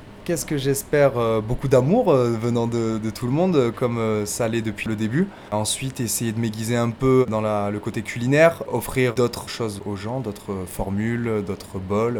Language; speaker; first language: French; native; French